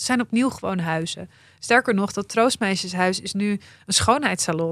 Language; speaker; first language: Dutch; native; Dutch